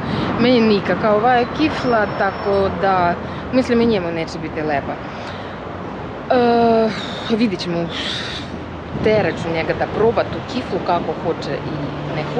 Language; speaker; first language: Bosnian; non-native, fluent; Russian